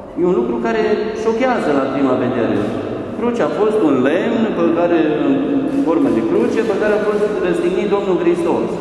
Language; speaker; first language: Romanian; native; Romanian